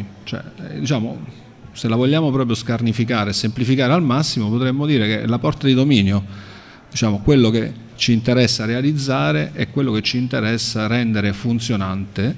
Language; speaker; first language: Italian; native; Italian